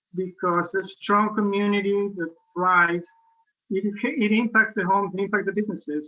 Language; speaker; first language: English; non-native, fluent; Spanish